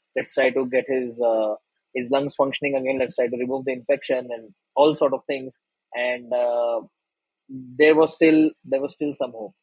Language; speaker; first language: English; non-native, local second language; Hindi